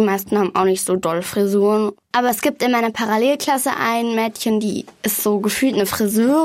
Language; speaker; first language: German; native; German